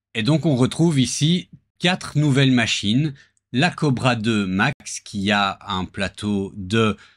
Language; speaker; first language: French; native; French